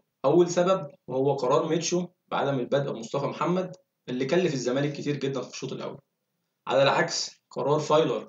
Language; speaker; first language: Arabic; native; Arabic